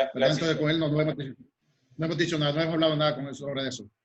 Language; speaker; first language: Spanish; native; Spanish